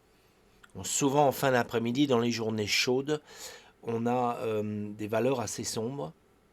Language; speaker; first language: French; native; French